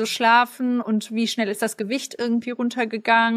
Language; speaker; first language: German; native; German